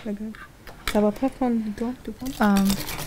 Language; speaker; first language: French; non-native, learner; Hindi